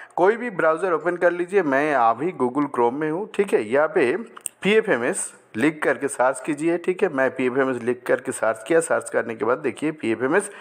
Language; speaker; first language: Hindi; non-native, local second language; Bangla